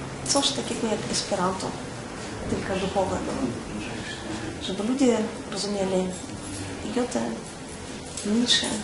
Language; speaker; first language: Polish; non-native, learner; Russian